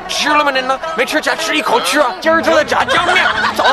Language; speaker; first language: Chinese; native; Chinese